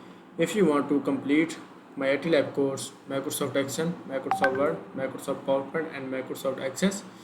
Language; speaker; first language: English; non-native, learner; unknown